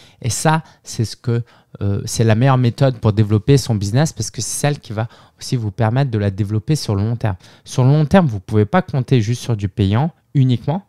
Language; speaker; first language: French; native; French